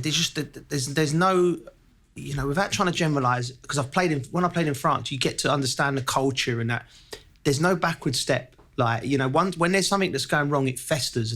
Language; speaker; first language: English; native; English